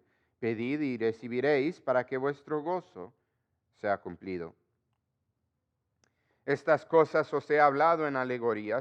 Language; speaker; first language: Spanish; non-native, fluent; English